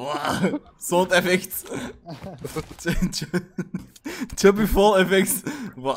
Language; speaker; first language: English; non-native, learner; Turkish